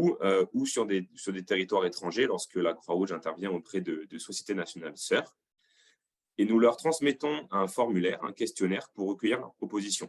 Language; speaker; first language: French; native; French